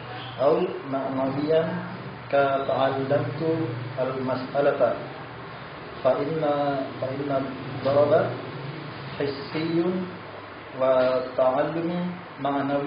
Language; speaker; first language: Arabic; non-native, learner; Indonesian